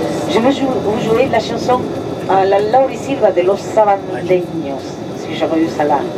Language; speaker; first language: French; non-native, fluent; Spanish